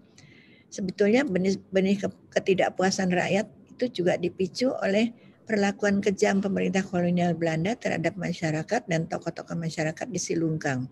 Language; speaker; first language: Indonesian; native; Indonesian